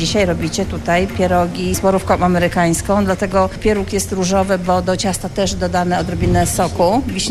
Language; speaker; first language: Polish; native; Polish